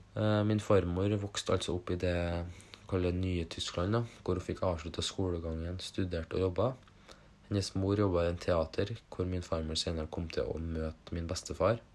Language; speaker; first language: Norwegian; early bilingual, other home language; German